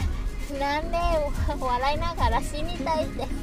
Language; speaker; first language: Japanese; non-native, learner; Vietnamese